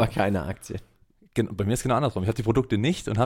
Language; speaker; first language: German; native; German